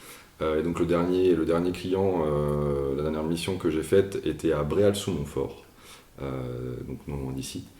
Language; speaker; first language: French; native; French